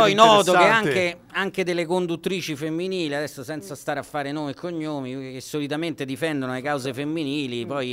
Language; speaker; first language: Italian; native; Italian